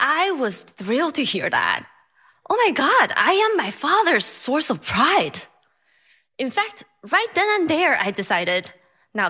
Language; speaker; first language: English; non-native, fluent; Chinese